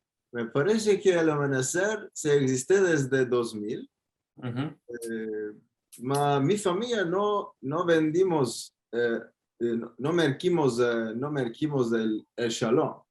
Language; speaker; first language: Spanish; non-native, fluent; Turkish